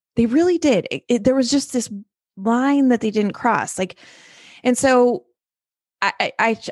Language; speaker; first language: English; native; English